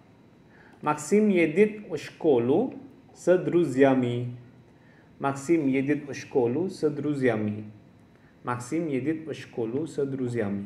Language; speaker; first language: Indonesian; non-native, local second language; Javanese